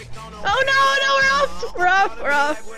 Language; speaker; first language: English; native; English